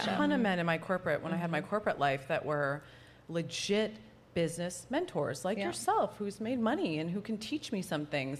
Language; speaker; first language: English; native; English